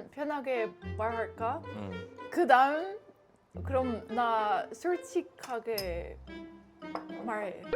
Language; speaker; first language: Korean; non-native, learner; Dutch